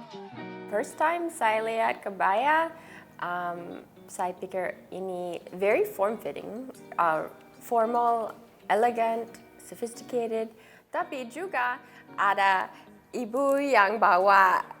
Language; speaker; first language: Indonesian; early bilingual, heritage; English